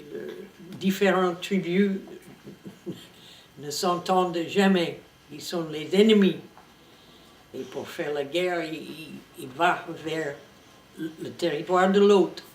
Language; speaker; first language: French; non-native, fluent; English